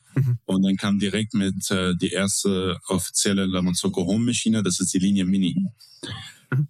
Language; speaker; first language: German; non-native, fluent; Arabic